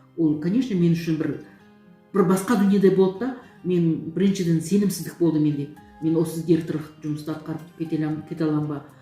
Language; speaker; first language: Kazakh; non-native, local second language; Uyghur